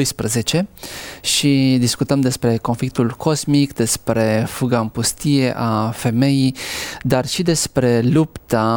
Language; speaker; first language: Romanian; native; Romanian